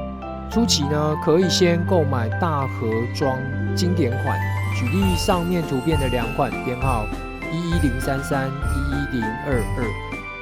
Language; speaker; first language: Chinese; native; Chinese